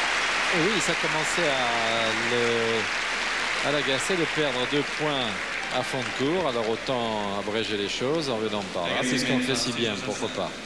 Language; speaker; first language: French; native; French